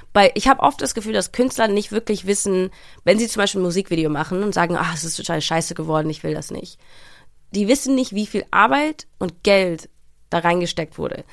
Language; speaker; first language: German; early bilingual, heritage; English